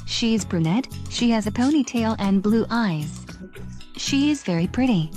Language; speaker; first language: English; non-native, learner; Spanish